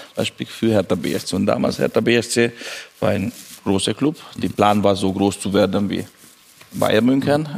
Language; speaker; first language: German; non-native, fluent; Hungarian